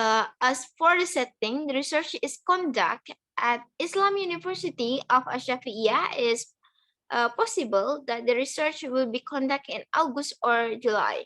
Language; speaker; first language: English; non-native, learner; Indonesian